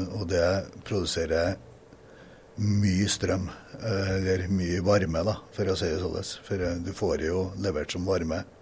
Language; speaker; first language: Norwegian; native; Norwegian